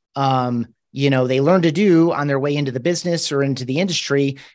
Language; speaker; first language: English; native; English